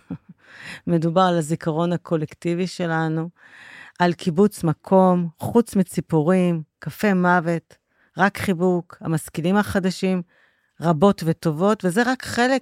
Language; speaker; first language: Hebrew; native; Hebrew